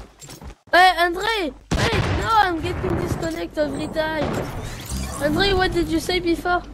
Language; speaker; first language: English; non-native, learner; French